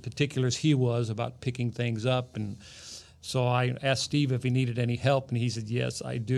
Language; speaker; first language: English; native; English